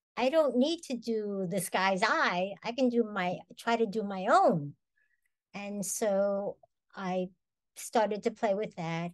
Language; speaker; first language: English; native; English